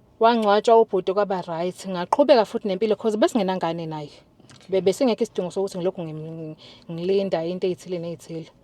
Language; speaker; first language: Zulu; native; Zulu